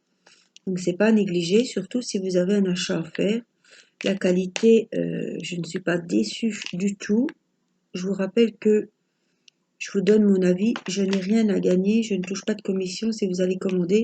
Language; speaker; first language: French; native; French